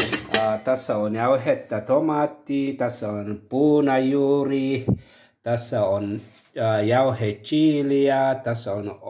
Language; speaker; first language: Finnish; non-native, learner; Tigrinya